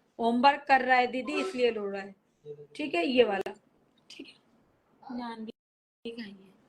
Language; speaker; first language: Hindi; native; Hindi